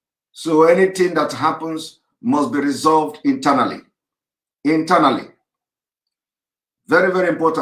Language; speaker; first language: English; non-native, local second language; Igbo